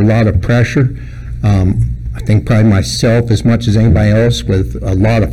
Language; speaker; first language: English; native; English